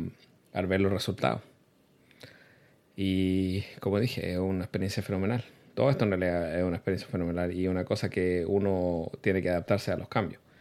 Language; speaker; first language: Spanish; early bilingual, heritage; Spanish